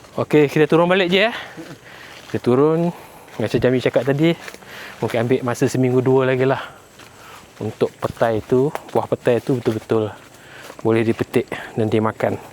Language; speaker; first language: Malay; non-native, local second language; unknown